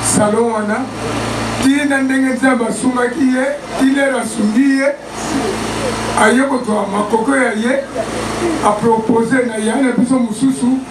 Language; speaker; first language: Lingala; non-native, local second language; Kongo